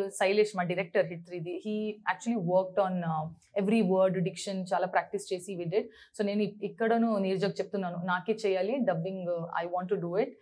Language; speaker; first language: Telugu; non-native, learner; Kannada